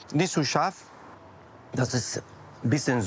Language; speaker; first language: German; non-native, learner; Spanish